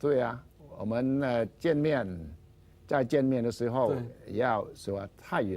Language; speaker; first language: Chinese; non-native, fluent; Thai